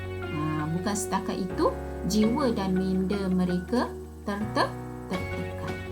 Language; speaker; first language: Malay; native; Malay